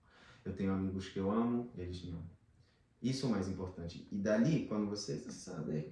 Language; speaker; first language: Portuguese; non-native, fluent; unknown